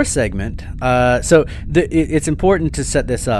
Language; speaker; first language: English; native; English